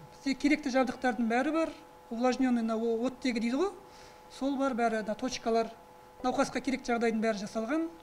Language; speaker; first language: Kazakh; non-native, local second language; Russian